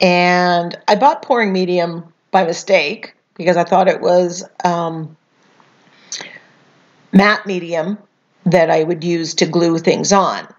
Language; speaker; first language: English; native; English